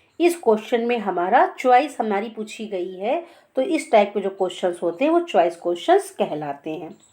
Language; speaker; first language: Hindi; native; Hindi